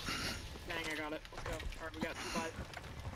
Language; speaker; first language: English; native; English